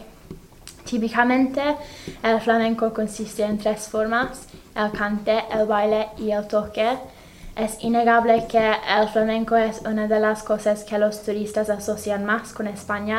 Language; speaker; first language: Spanish; non-native, fluent; English